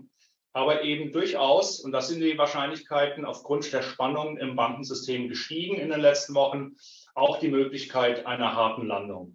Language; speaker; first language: German; native; German